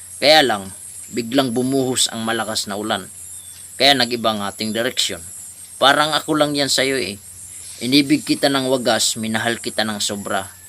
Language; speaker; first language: Filipino; non-native, local second language; Waray